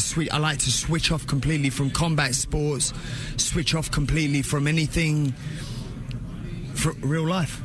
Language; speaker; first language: English; early bilingual, other home language; Spanish